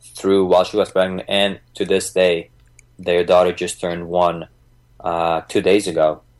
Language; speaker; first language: English; early bilingual, other home language; Bosnian